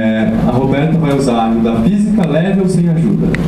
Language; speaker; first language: Portuguese; native; Portuguese